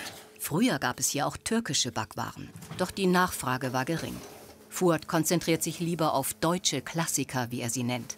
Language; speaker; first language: German; native; German